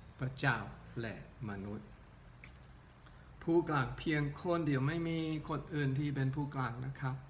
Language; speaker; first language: Thai; non-native, local second language; Northeastern Thai